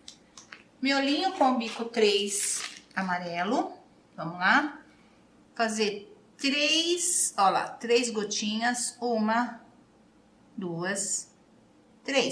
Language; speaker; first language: Portuguese; native; Portuguese